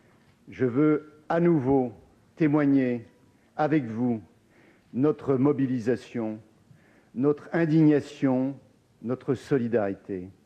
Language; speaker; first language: French; native; French